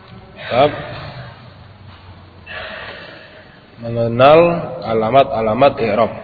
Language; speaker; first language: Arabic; non-native, fluent; Indonesian